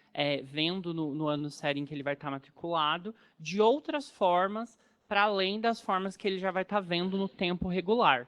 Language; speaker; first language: Portuguese; native; Portuguese